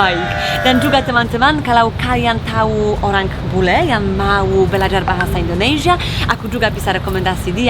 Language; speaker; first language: Indonesian; non-native, fluent; Polish